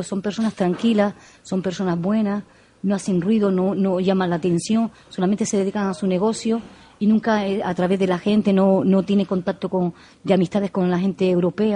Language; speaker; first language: Spanish; native; Spanish